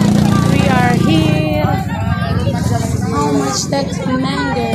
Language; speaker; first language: English; non-native, local second language; Cebuano